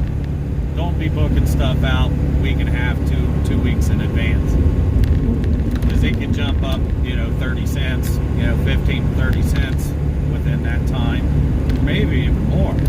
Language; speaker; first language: English; native; English